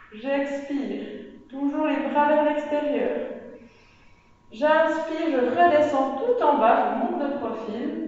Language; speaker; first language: French; native; French